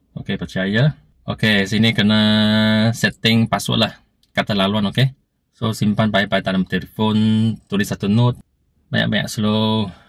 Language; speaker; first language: Malay; non-native, local second language; Chinese